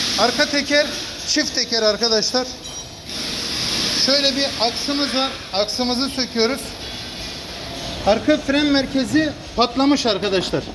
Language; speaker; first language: Turkish; native; Turkish